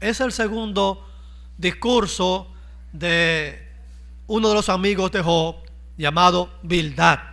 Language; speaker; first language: Spanish; native; Spanish